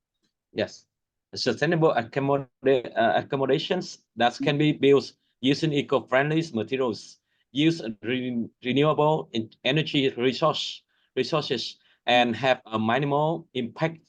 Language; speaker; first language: English; non-native, learner; Vietnamese